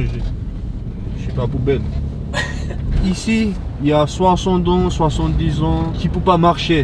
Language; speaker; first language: French; non-native, learner; Georgian